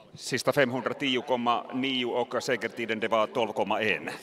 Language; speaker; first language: Swedish; non-native, fluent; Finnish